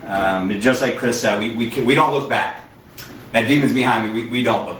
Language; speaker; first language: English; native; English